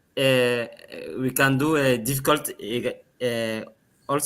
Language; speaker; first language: English; non-native, learner; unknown